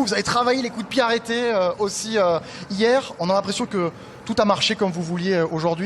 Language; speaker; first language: French; native; French